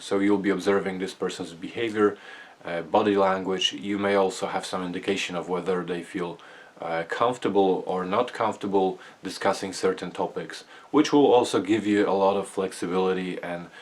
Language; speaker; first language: English; non-native, fluent; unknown